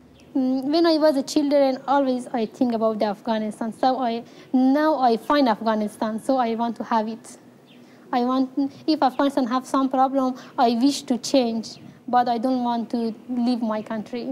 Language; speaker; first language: English; non-native, learner; Persian